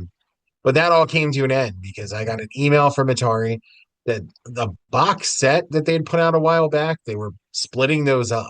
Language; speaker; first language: English; native; English